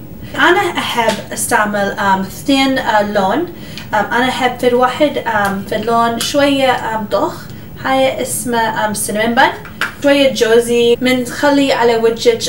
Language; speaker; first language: Arabic; early bilingual, heritage; English